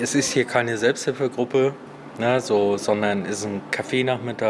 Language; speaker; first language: German; native; German